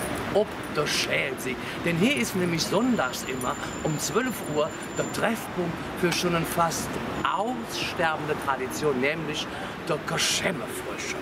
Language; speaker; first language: German; native; German